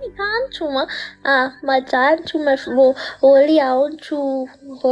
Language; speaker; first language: Nepali; non-native, learner; Hindi